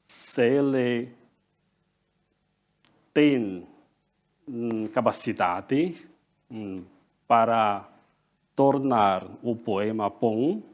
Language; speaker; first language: Portuguese; non-native, fluent; Chinese